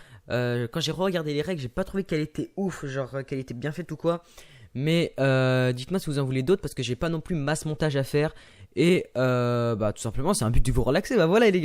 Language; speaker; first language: French; native; French